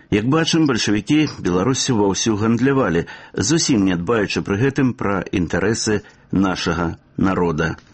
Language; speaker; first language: Belarusian; native; Belarusian